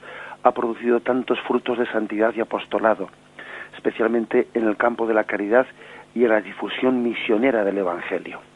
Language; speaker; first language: Spanish; native; Spanish